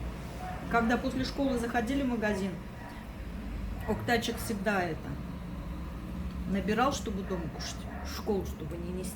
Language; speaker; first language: Russian; native; Russian